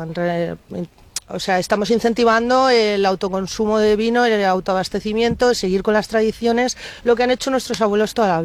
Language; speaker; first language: Spanish; native; Spanish